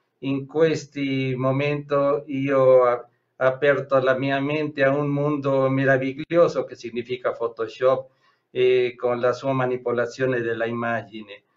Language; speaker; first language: Italian; non-native, learner; Spanish